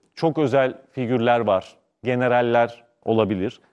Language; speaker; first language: Turkish; native; Turkish